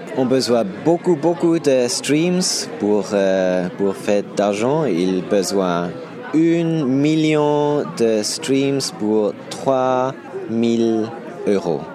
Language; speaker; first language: French; non-native, learner; German